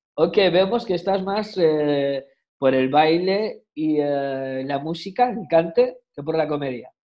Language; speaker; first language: Spanish; native; Spanish